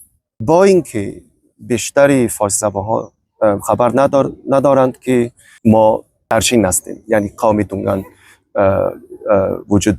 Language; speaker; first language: Persian; non-native, fluent; Chinese